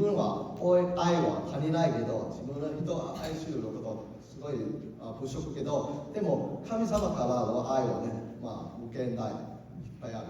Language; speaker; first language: Japanese; non-native, learner; Cantonese